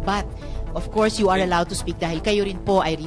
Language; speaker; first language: Filipino; native; Filipino